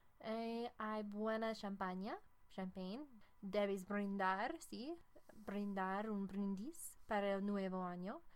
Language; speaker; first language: Spanish; non-native, fluent; English